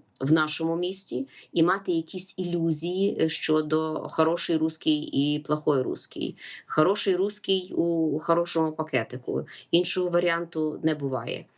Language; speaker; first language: Ukrainian; native; Ukrainian